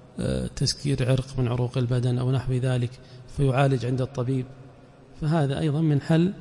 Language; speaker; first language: Arabic; native; Arabic